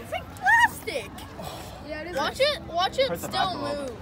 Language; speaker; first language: English; native; English